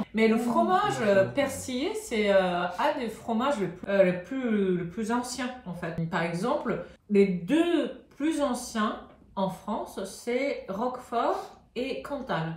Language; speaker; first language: French; non-native, fluent; Japanese